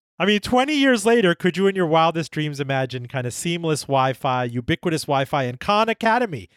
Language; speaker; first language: English; early bilingual, other home language; Persian